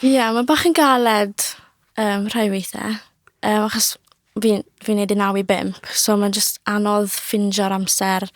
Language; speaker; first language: Welsh; native; Welsh